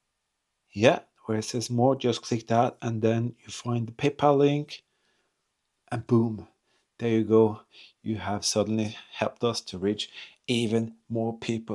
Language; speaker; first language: English; non-native, fluent; Norwegian